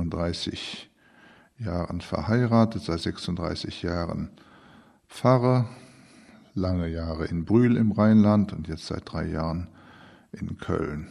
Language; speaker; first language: German; early bilingual, other home language; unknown